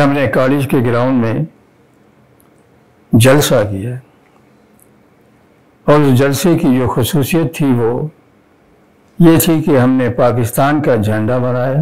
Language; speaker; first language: Urdu; native; Urdu